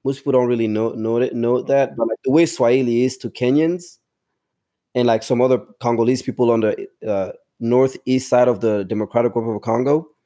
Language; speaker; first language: English; non-native, fluent; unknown